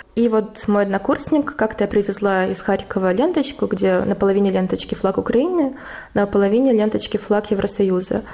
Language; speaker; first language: Russian; native; Russian